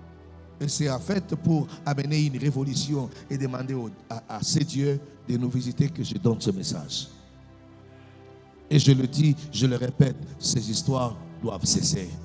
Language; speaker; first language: French; non-native, local second language; Lingala